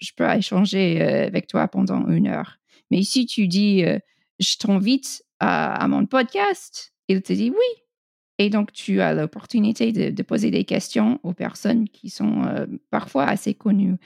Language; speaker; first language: French; non-native, fluent; English